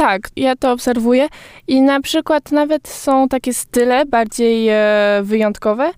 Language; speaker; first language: Polish; early bilingual, heritage; Polish